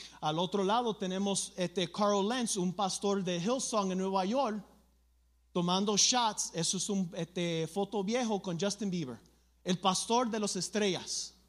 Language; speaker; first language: Spanish; early bilingual, other home language; English